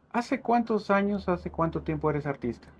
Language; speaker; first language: Spanish; non-native, fluent; English